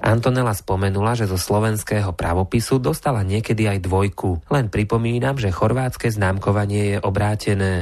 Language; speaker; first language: Slovak; native; Slovak